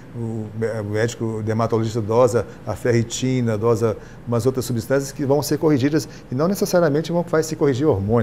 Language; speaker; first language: Portuguese; native; Portuguese